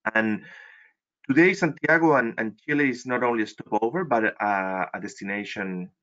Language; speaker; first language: English; non-native, fluent; Spanish